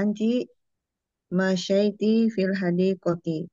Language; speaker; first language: Arabic; non-native, learner; Indonesian